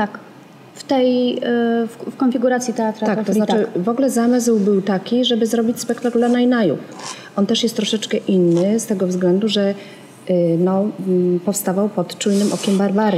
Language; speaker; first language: Polish; native; Polish